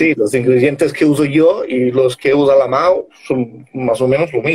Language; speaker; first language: Spanish; non-native, fluent; English